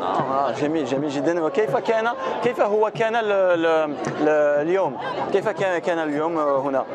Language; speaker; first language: Arabic; early bilingual, heritage; Arabic